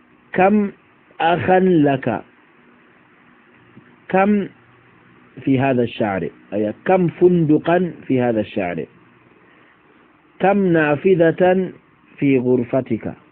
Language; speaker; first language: Arabic; non-native, fluent; Fula